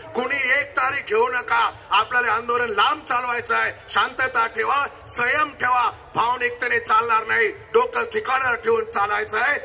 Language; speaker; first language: Marathi; non-native, local second language; Lambadi